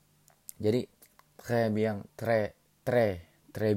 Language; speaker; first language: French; non-native, learner; Indonesian